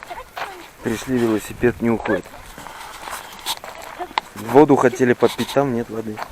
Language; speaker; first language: Russian; native; Russian